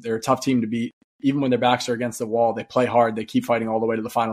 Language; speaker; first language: English; native; English